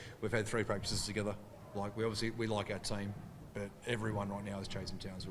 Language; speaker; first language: English; native; English